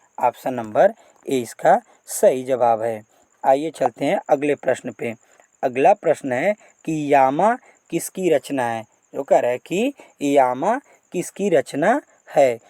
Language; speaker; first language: Hindi; native; Hindi